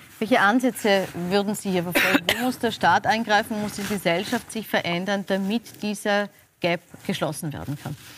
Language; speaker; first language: German; native; German